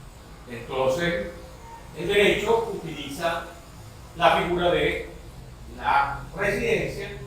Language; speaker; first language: Spanish; native; Spanish